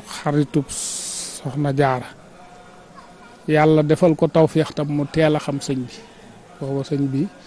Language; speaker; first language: Wolof; native; Wolof